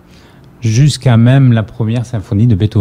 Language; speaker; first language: French; native; French